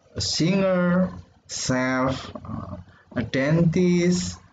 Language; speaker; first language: English; non-native, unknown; Indonesian